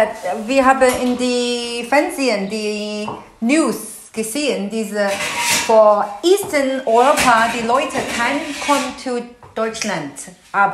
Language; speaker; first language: German; non-native, learner; Chinese